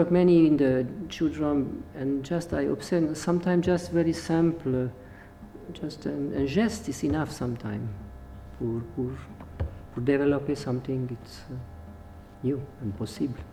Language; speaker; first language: English; non-native, learner; Hungarian